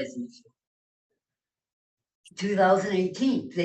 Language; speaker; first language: English; native; English